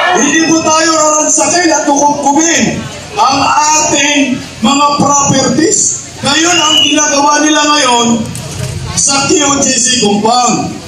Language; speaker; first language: Filipino; non-native, local second language; Cebuano